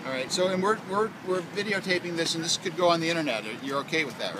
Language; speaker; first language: English; native; English